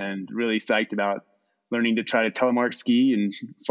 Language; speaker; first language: English; native; English